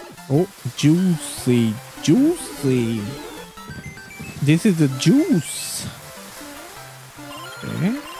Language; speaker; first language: English; non-native, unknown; Japanese